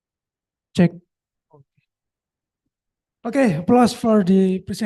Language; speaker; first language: English; non-native, local second language; Indonesian